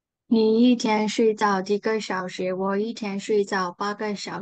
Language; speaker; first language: Chinese; non-native, learner; Burmese